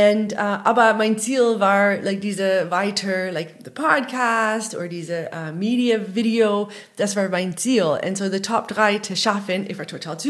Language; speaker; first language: German; non-native, learner; English